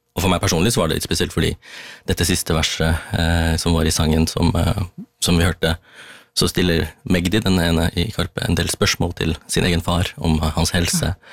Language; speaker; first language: Norwegian; early bilingual, other home language; Tamil